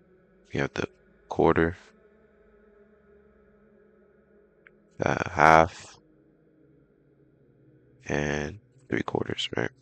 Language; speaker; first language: English; native; English